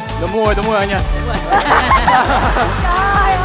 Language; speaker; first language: Vietnamese; non-native, learner; Russian